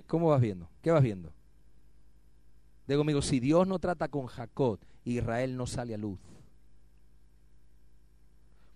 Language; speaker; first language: Spanish; native; Spanish